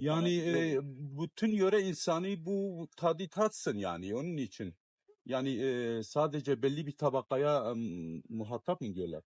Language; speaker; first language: Turkish; non-native, fluent; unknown